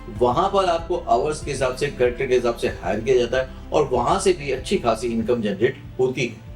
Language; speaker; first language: Hindi; native; Hindi